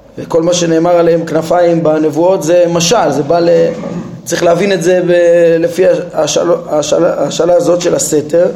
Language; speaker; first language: Hebrew; native; Hebrew